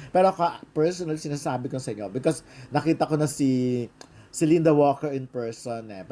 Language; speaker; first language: Filipino; native; Filipino